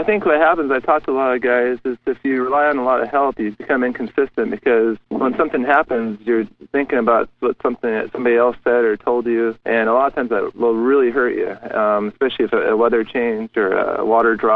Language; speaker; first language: English; native; English